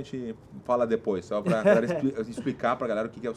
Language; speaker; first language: Portuguese; native; Portuguese